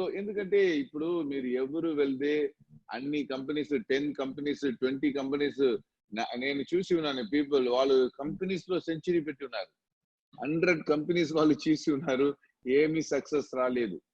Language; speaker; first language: Telugu; non-native, local second language; Tamil